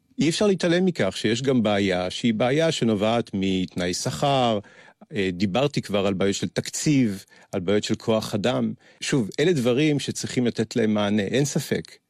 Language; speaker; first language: Hebrew; early bilingual, other home language; French